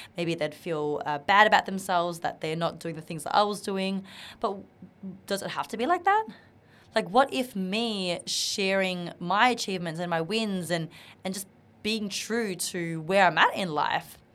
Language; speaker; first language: English; non-native, local second language; Vietnamese